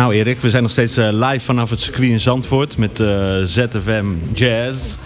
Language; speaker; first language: Dutch; native; Dutch